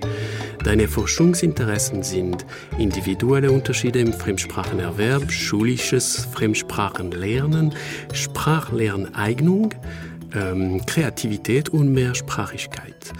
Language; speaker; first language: German; non-native, fluent; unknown